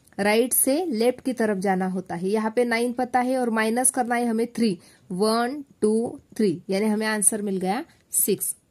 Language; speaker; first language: Hindi; non-native, local second language; Marathi